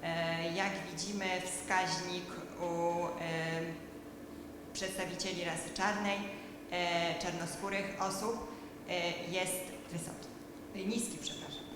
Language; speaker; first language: Polish; native; Polish